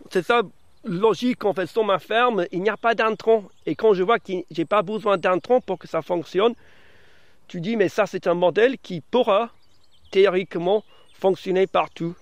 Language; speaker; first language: French; early bilingual, other home language; English